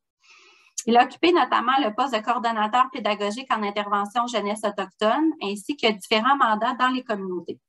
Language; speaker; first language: French; native; French